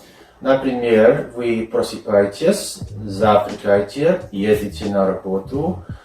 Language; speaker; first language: Russian; non-native, fluent; English